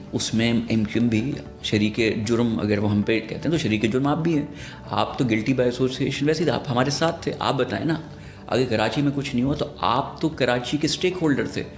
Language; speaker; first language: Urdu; native; Urdu